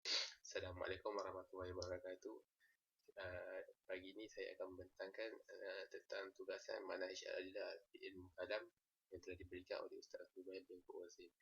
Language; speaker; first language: Malay; native; Malay